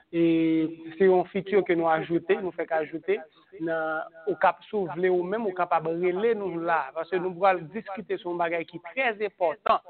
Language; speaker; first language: French; non-native, local second language; Haitian Creole